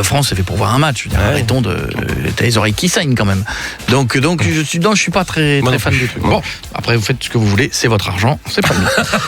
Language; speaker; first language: French; native; French